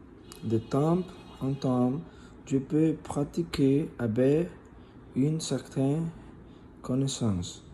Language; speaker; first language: French; non-native, learner; Spanish